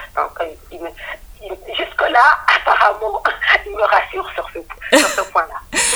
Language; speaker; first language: French; non-native, local second language; Lingala